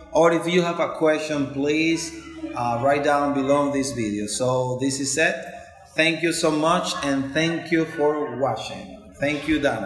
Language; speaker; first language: English; non-native, fluent; Spanish